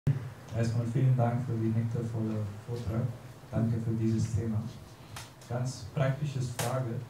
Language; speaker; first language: German; non-native, learner; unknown